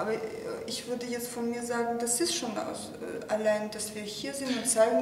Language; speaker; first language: German; non-native, fluent; Russian